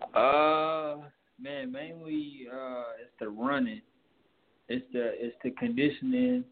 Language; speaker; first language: English; native; English